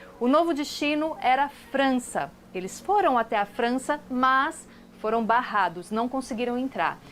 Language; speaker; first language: Portuguese; native; Portuguese